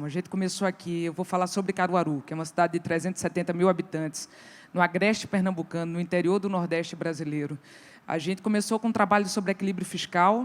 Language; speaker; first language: Portuguese; native; Portuguese